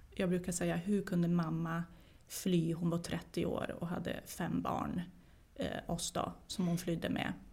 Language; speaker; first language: Swedish; early bilingual, other home language; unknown